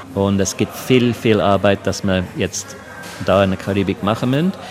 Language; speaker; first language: German; non-native, local second language; English